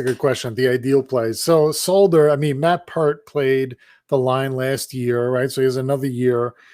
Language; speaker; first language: English; native; English